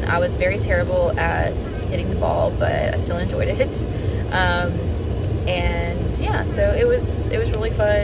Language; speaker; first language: English; native; English